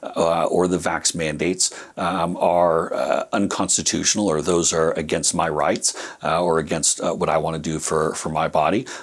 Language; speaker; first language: English; native; English